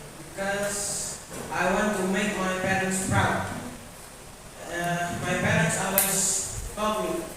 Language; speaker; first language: English; non-native, learner; Indonesian